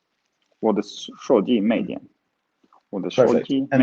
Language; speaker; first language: Chinese; non-native, learner; Swedish